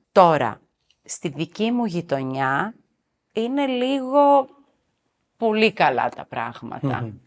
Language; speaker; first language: Greek; early bilingual, heritage; Greek